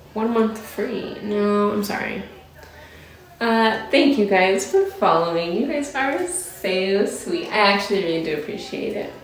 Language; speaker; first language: English; native; English